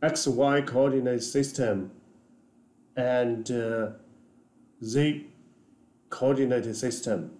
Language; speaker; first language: English; non-native, fluent; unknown